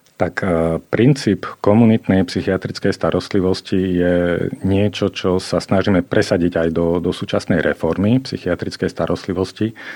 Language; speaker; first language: Slovak; native; Slovak